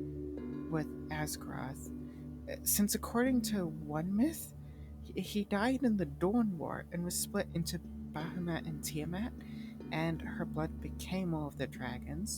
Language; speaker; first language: English; native; English